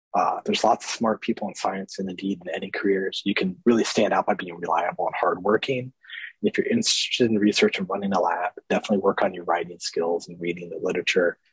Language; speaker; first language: English; native; English